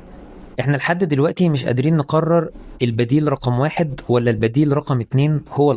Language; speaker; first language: Arabic; native; Arabic